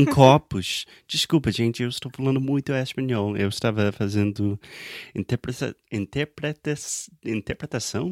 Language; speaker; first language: Portuguese; non-native, fluent; English